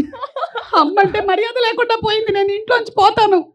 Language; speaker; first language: Telugu; native; Telugu